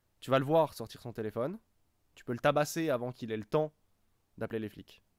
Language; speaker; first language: French; native; French